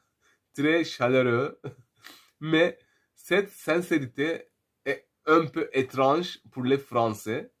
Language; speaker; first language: French; non-native, fluent; Turkish